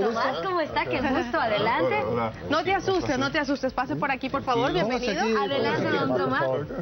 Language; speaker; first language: Spanish; native; Spanish